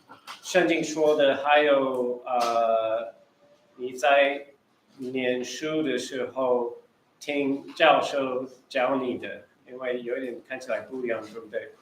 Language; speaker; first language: Chinese; early bilingual, heritage; Chinese